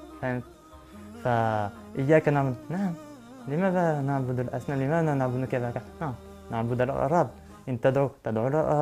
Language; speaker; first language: Arabic; non-native, learner; French